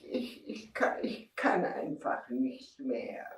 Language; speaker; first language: German; non-native, fluent; Czech